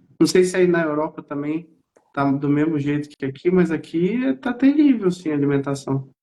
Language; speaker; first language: Portuguese; native; Portuguese